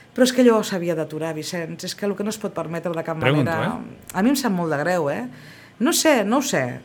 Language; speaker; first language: Catalan; native; Catalan